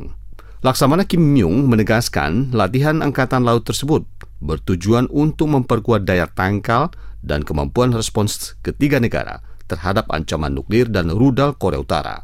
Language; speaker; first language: Indonesian; native; Indonesian